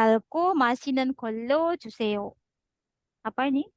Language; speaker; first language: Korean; non-native, fluent; Indonesian